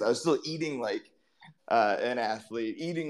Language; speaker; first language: English; native; English